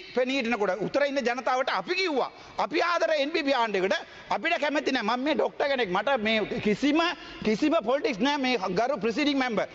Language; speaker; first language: Sinhala; non-native, local second language; Tamil